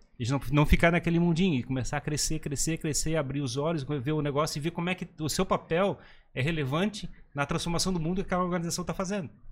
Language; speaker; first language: Portuguese; native; Portuguese